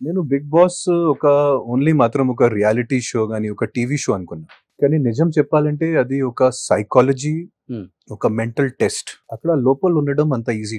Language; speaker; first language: Telugu; non-native, fluent; Hindi